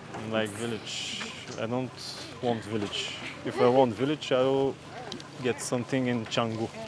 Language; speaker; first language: English; non-native, fluent; Bulgarian